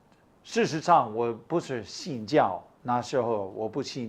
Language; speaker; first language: Chinese; non-native, fluent; English